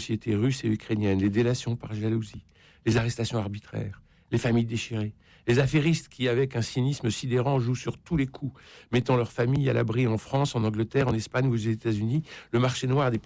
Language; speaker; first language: French; native; French